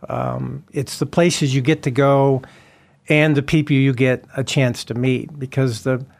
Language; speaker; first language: English; native; English